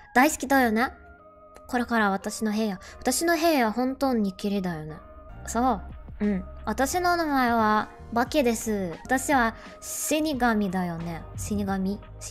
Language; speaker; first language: Japanese; non-native, learner; Russian